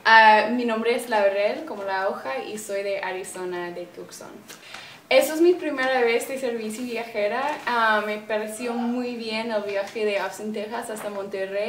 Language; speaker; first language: Spanish; non-native, learner; English